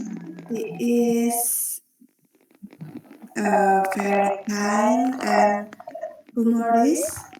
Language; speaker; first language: English; non-native, learner; Indonesian